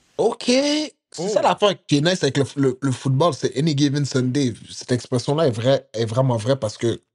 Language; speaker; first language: French; native; French